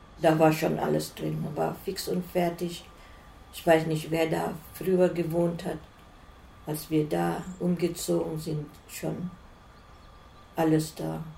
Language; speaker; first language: German; non-native, fluent; Filipino